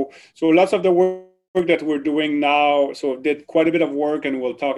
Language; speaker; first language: English; non-native, fluent; French